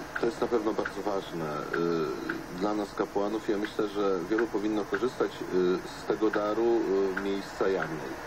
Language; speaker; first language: Polish; native; Polish